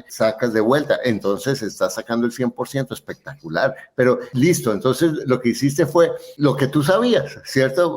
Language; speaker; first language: Spanish; native; Spanish